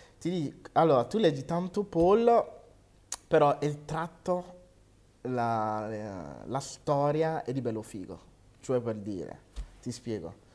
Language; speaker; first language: Italian; early bilingual, other home language; Akan